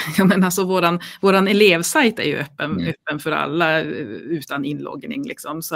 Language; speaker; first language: Swedish; native; Swedish